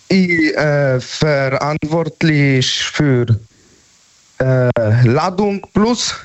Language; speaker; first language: German; non-native, learner; Polish